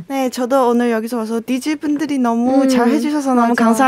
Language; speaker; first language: Korean; non-native, learner; Chinese